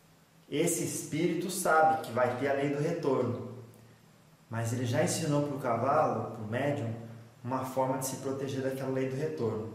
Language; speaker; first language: Portuguese; native; Portuguese